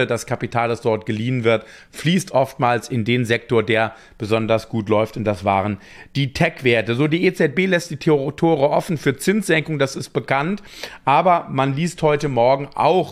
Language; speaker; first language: German; native; German